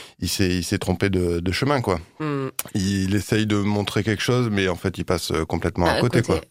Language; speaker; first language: French; native; French